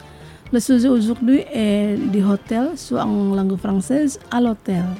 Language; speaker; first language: French; non-native, fluent; Indonesian